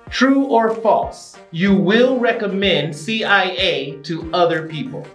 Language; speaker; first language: English; non-native, fluent; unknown